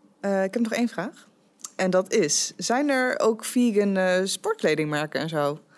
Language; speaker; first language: Dutch; native; Dutch